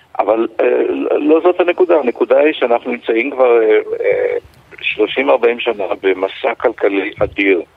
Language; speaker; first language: Hebrew; native; Hebrew